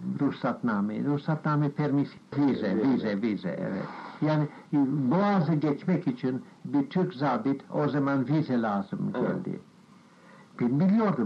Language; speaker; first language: Turkish; non-native, fluent; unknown